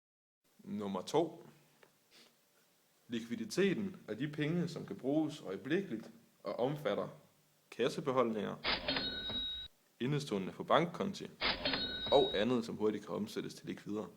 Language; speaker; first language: Danish; native; Danish